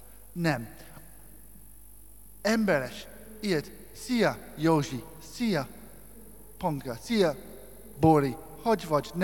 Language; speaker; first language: Hungarian; non-native, learner; English